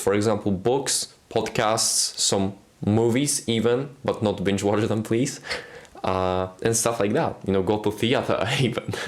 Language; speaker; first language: English; non-native, fluent; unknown